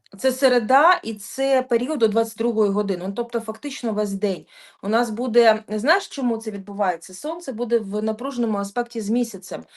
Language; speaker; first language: Ukrainian; non-native, local second language; Russian